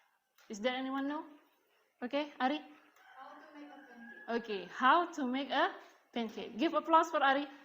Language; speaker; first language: English; non-native, learner; Indonesian